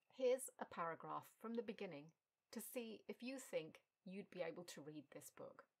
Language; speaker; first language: English; native; English